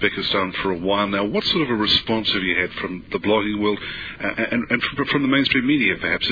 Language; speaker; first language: English; native; English